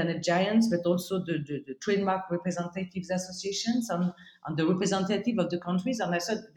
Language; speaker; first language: English; non-native, fluent; French